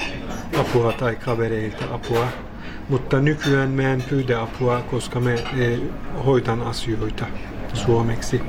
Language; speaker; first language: Finnish; non-native, fluent; Turkish